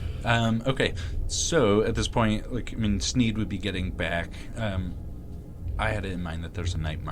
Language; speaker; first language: English; native; English